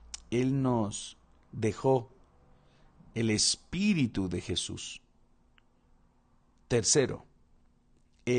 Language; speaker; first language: Spanish; non-native, fluent; Portuguese